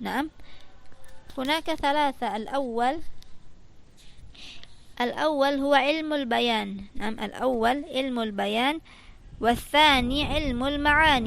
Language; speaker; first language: Arabic; non-native, fluent; Indonesian